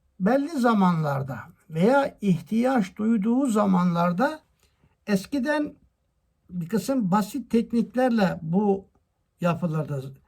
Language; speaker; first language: Turkish; native; Turkish